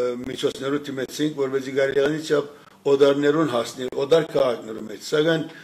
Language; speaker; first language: Armenian; early bilingual, heritage; Armenian